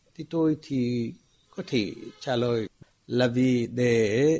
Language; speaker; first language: Vietnamese; non-native, fluent; Arabic